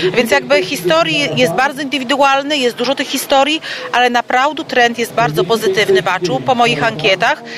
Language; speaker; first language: Ukrainian; native; Ukrainian